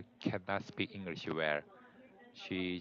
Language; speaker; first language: English; non-native, learner; Korean